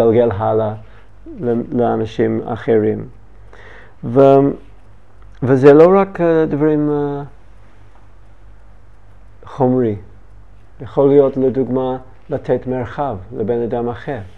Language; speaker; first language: Hebrew; non-native, learner; English